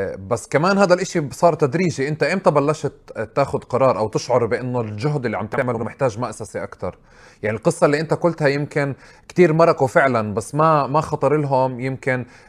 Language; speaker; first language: Arabic; native; Arabic